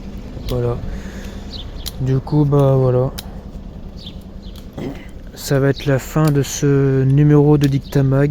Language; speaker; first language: French; native; French